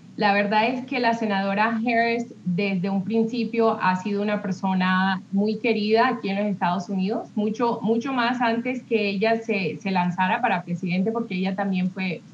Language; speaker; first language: Spanish; early bilingual, heritage; Spanish